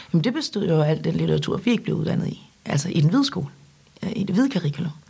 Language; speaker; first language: Danish; early bilingual, other home language; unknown